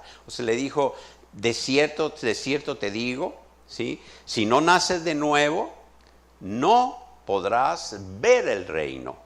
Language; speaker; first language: Spanish; native; Spanish